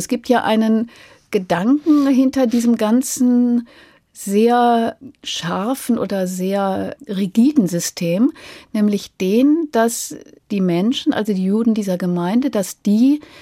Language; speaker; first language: German; native; German